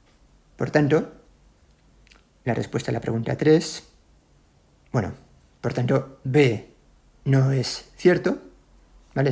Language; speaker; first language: Spanish; native; Spanish